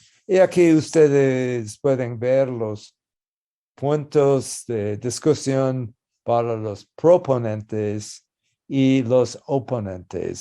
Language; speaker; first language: Spanish; non-native, learner; English